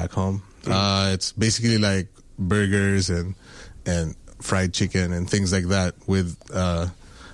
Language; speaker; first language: English; non-native, local second language; Filipino